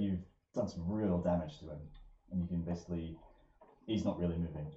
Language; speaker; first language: English; native; English